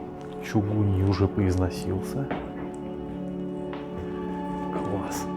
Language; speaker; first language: Russian; native; Russian